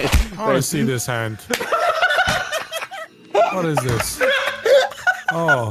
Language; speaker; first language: English; native; English